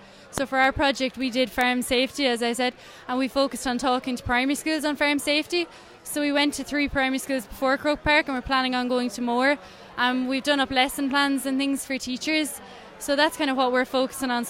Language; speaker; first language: English; native; English